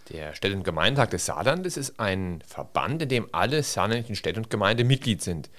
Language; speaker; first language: German; native; German